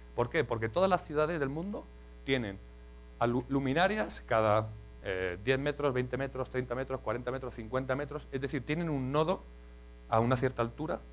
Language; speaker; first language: Spanish; native; Spanish